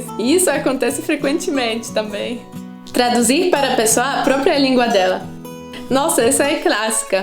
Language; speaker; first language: Portuguese; non-native, fluent; Polish